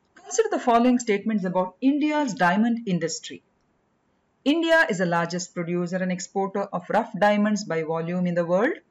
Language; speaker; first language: English; non-native, local second language; Kannada